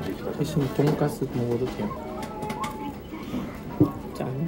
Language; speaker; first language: Korean; non-native, fluent; Japanese